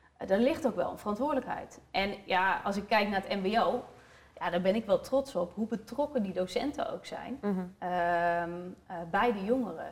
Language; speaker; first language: Dutch; native; Dutch